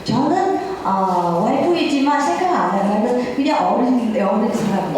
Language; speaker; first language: Korean; non-native, learner; Vietnamese